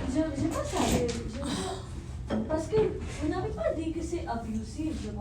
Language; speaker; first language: French; non-native, learner; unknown